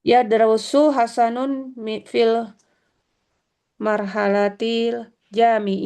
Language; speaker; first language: Arabic; non-native, learner; Indonesian